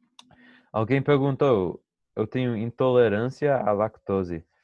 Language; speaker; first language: Portuguese; non-native, fluent; English